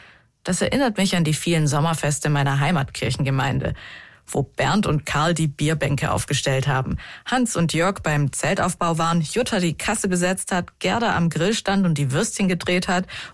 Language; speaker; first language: German; native; German